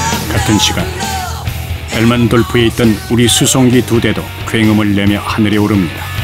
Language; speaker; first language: Korean; native; Korean